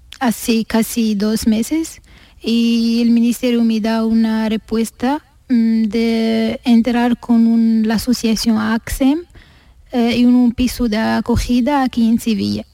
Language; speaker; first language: Spanish; non-native, learner; Arabic